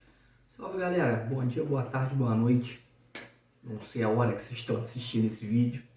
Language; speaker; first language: Portuguese; native; Portuguese